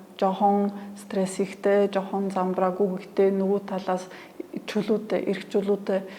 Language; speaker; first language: Mongolian; non-native, fluent; Polish